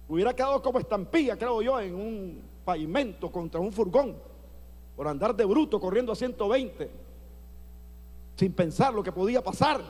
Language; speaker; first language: Spanish; native; Spanish